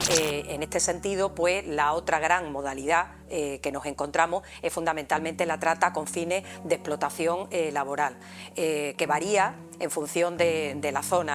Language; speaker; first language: Spanish; native; Spanish